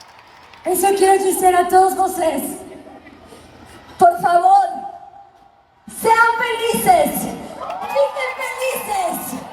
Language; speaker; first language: Portuguese; non-native, learner; Spanish